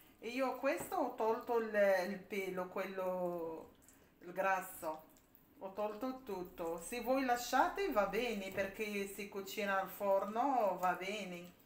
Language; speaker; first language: Italian; non-native, learner; Arabic